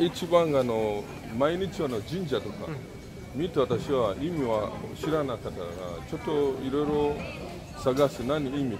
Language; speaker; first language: Japanese; non-native, learner; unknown